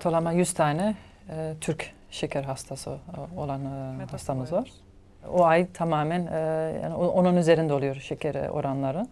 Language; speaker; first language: Turkish; native; Turkish